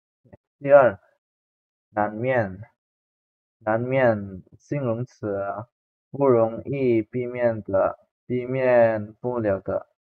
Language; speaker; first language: Chinese; non-native, fluent; Indonesian